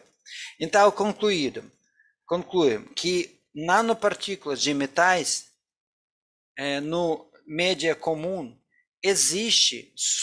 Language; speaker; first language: Portuguese; non-native, fluent; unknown